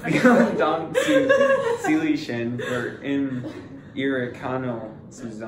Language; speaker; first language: German; non-native, learner; English